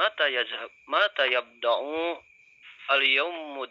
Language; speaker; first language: Arabic; non-native, learner; Indonesian